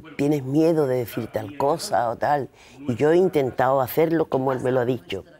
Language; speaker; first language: Spanish; native; Spanish